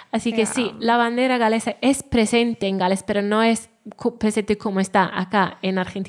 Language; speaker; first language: Spanish; non-native, fluent; Welsh